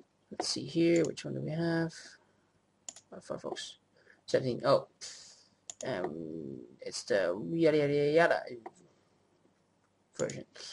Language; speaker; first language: English; native; English